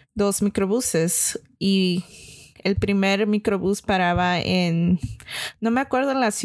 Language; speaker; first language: Spanish; early bilingual, heritage; Spanish